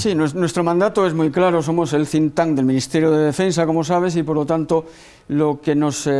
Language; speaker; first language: Spanish; native; Spanish